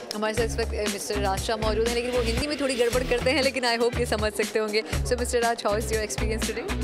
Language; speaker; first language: Urdu; native; Urdu